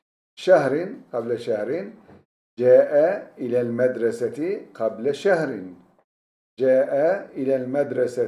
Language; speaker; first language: Arabic; non-native, fluent; Turkish